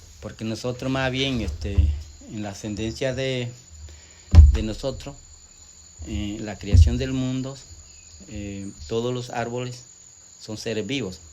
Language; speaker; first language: Spanish; non-native, local second language; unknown